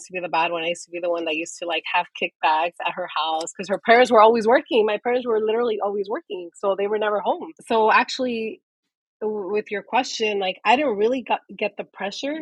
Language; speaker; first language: English; native; English